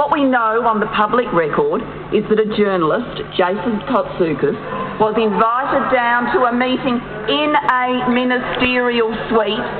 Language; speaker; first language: English; native; English